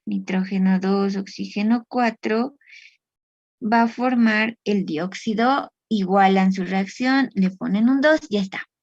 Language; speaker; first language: Spanish; native; Spanish